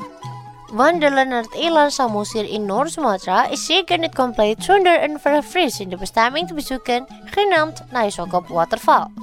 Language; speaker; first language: Dutch; non-native, fluent; Indonesian